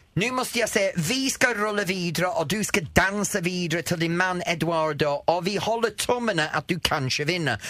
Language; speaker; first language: Swedish; non-native, fluent; English